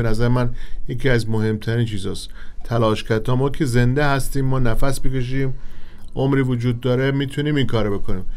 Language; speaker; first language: Persian; native; Persian